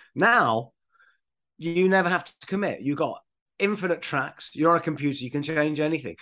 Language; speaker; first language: English; native; English